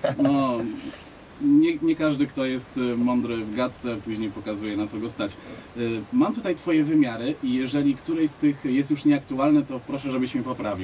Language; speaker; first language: Polish; native; Polish